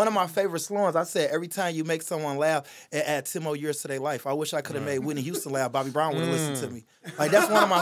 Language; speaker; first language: English; native; English